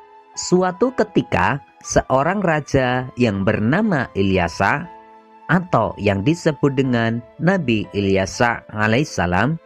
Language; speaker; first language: Indonesian; native; Indonesian